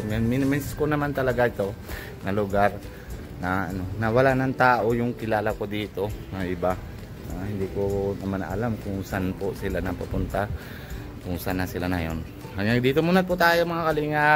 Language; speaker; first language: Filipino; non-native, fluent; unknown